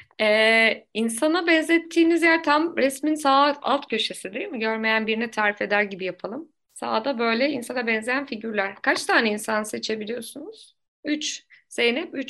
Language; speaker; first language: Turkish; native; Turkish